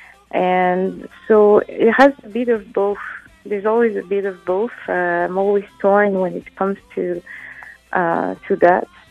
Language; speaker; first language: English; non-native, fluent; French